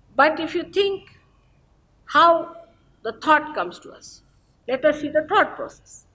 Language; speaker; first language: English; non-native, local second language; Marathi